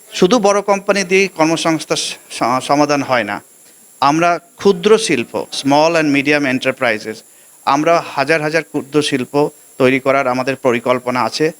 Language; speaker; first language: Bangla; native; Bangla